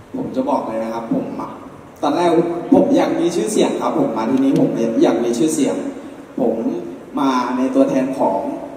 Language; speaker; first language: Thai; non-native, local second language; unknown